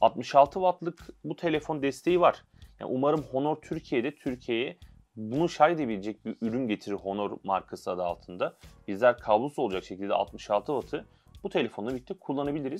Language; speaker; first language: Turkish; native; Turkish